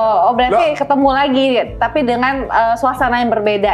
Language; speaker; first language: Indonesian; native; Indonesian